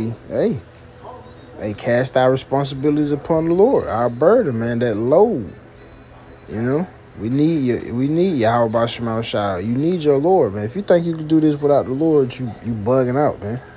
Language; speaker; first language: English; native; English